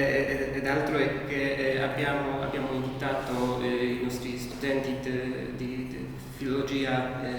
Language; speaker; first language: Italian; non-native, learner; Polish